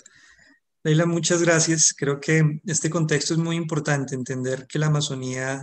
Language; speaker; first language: Spanish; native; Spanish